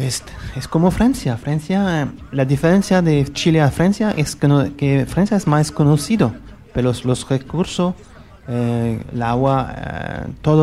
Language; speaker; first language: Spanish; non-native, learner; French